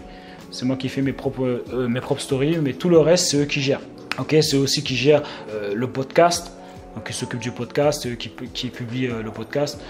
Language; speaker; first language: French; native; French